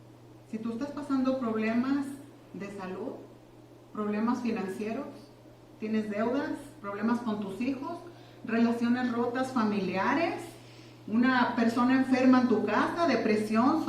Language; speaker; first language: Spanish; native; Spanish